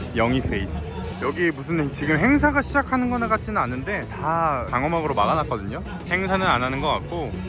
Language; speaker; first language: Korean; native; Korean